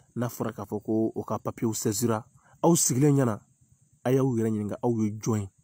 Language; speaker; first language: French; non-native, local second language; Bambara